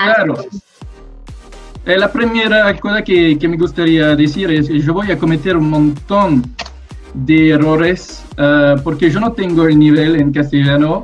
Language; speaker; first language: Spanish; non-native, learner; French